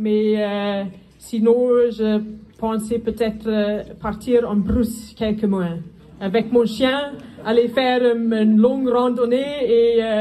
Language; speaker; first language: French; non-native, fluent; Afrikaans